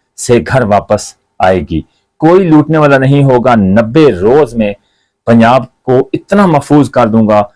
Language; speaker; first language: Urdu; non-native, local second language; Punjabi